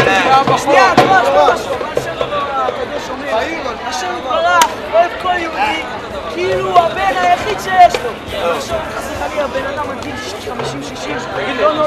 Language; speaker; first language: Hebrew; native; Hebrew